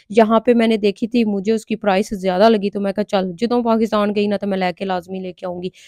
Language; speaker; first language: Urdu; non-native, local second language; Punjabi